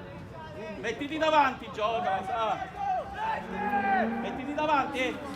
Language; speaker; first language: Italian; native; Italian